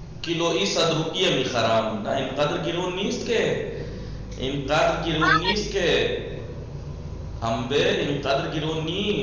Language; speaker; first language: Persian; non-native, fluent; Urdu